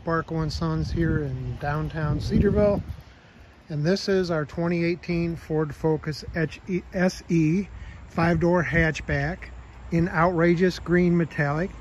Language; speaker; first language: English; native; English